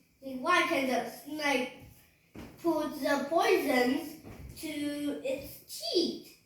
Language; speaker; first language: English; non-native, learner; Vietnamese